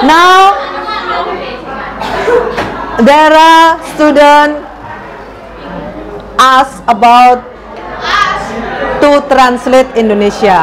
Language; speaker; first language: English; non-native, learner; Indonesian